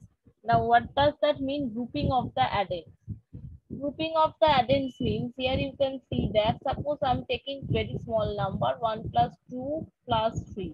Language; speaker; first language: English; non-native, local second language; Bangla